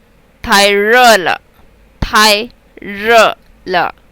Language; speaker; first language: Chinese; non-native, fluent; Urdu